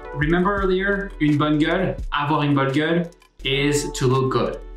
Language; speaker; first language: French; native; French